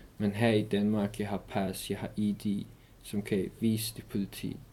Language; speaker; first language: Danish; non-native, learner; Persian